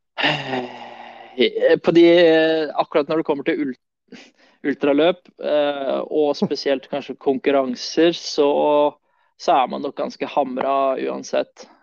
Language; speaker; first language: Norwegian; early bilingual, other home language; Swedish